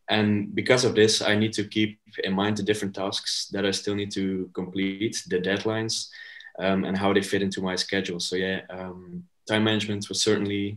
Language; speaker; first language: English; non-native, fluent; Dutch